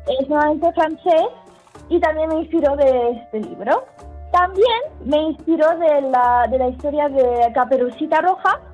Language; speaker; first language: Spanish; early bilingual, heritage; Spanish